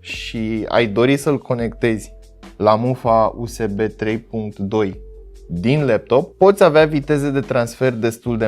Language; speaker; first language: Romanian; native; Romanian